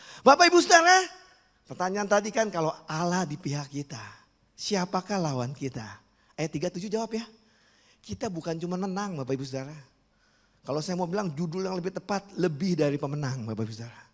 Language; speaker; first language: Indonesian; native; Indonesian